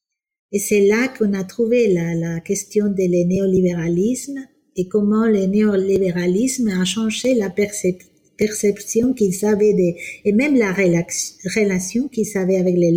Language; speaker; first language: French; non-native, fluent; Spanish